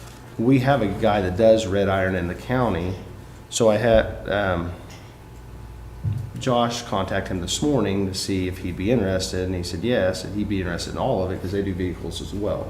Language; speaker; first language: English; native; English